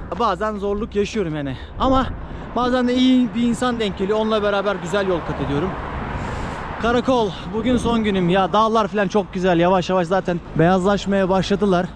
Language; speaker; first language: Turkish; native; Turkish